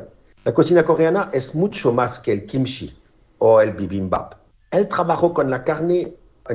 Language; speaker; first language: Spanish; non-native, fluent; French